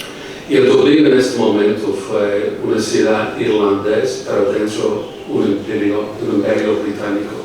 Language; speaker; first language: Spanish; non-native, fluent; English